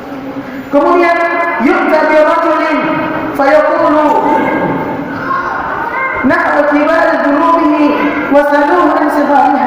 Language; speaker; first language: Indonesian; native; Indonesian